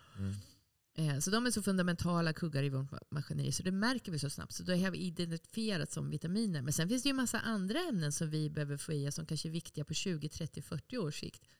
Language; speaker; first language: Swedish; native; Swedish